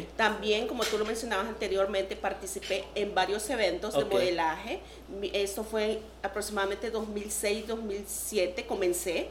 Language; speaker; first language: Spanish; native; Spanish